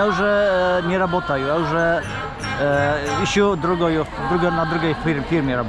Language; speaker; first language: Russian; non-native, learner; Polish